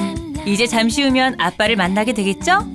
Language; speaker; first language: Korean; native; Korean